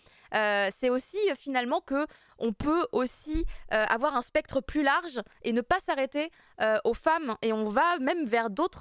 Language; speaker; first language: French; native; French